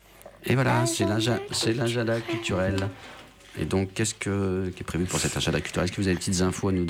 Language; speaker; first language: French; native; French